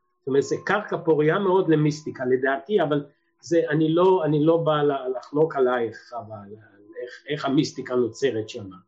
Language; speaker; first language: Hebrew; early bilingual, other home language; Serbian